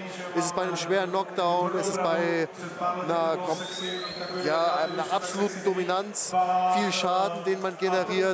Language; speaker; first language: German; native; German